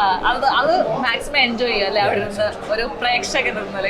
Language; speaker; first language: Malayalam; native; Malayalam